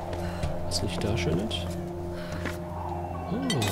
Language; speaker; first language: German; native; German